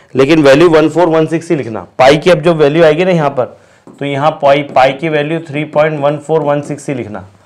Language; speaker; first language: Hindi; non-native, local second language; Marathi